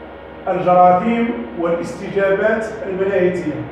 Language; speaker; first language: Arabic; native; Arabic